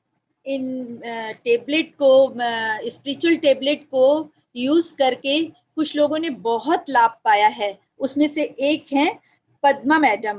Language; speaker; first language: Hindi; native; Hindi